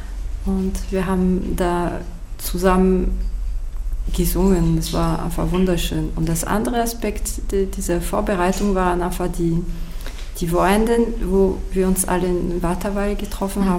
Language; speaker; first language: German; non-native, fluent; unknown